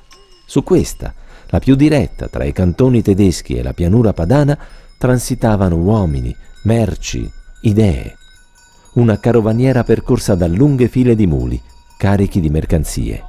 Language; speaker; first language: Italian; native; Italian